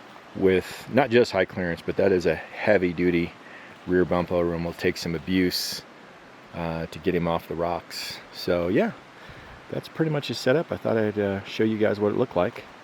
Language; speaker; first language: English; native; English